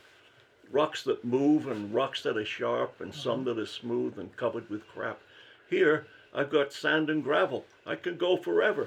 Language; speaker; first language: English; native; English